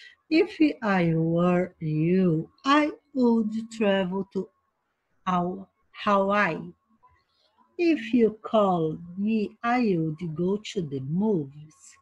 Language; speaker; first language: English; non-native, fluent; Portuguese